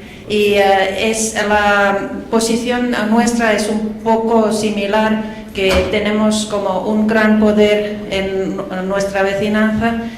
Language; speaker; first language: Spanish; non-native, fluent; Finnish